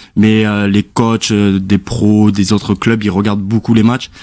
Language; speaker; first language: French; native; French